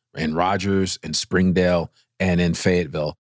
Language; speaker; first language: English; native; English